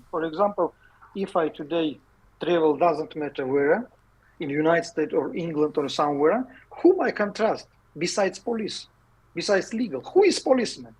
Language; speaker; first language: English; non-native, learner; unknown